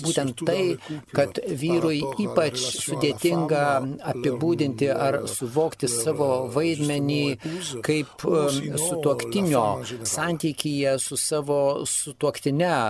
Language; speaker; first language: Lithuanian; non-native, fluent; Italian